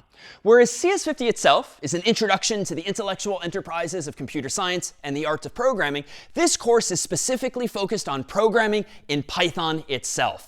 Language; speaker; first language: English; native; English